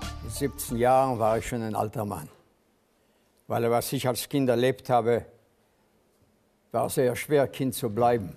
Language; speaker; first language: German; non-native, fluent; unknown